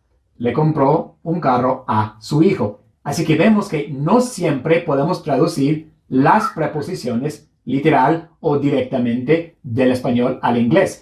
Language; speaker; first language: Spanish; non-native, fluent; English